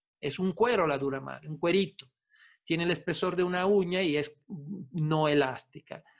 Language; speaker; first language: Spanish; non-native, fluent; Italian